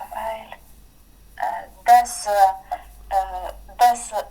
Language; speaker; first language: German; non-native, learner; Ukrainian